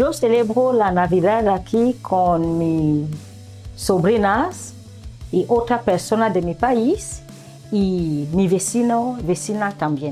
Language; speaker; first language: Spanish; non-native, learner; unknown